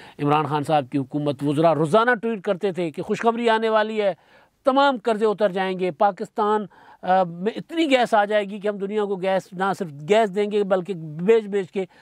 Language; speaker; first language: Urdu; non-native, local second language; Sindhi